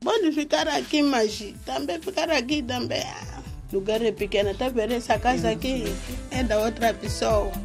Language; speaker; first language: Portuguese; non-native, local second language; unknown